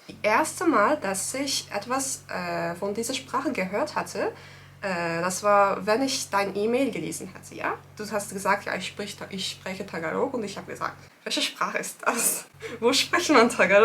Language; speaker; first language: German; non-native, fluent; Turkish